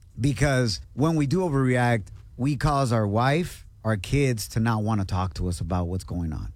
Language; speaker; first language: English; early bilingual, other home language; Spanish